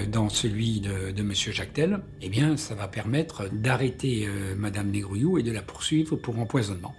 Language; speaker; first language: French; native; French